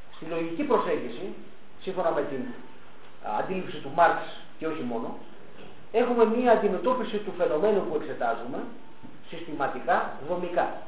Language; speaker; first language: Greek; early bilingual, heritage; Greek